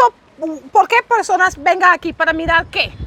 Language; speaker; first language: Spanish; non-native, learner; English